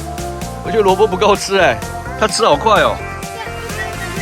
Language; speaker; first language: Chinese; native; Chinese